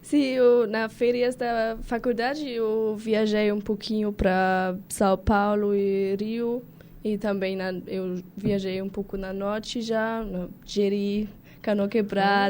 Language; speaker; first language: Portuguese; non-native, learner; German